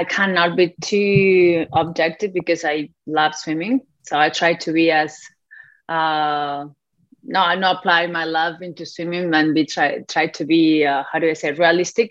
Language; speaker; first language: English; non-native, fluent; Spanish